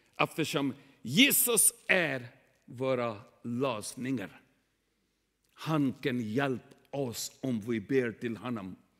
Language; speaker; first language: Swedish; non-native, learner; Urdu